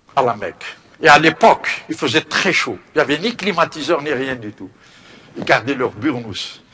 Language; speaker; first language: French; non-native, local second language; Kabyle